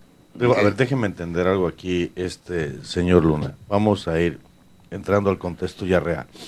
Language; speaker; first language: Spanish; native; Spanish